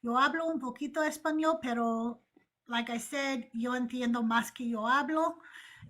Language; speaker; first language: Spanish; non-native, learner; English